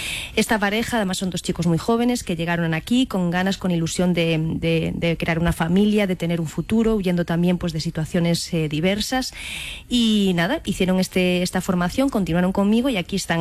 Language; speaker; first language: Spanish; native; Spanish